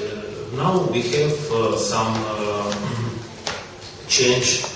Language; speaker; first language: English; non-native, learner; Russian